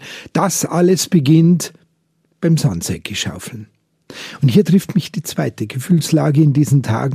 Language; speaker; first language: German; native; German